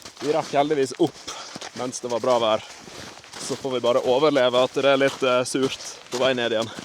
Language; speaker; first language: Norwegian; native; Norwegian